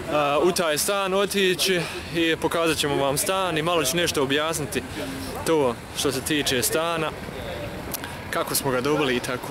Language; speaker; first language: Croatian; early bilingual, heritage; Croatian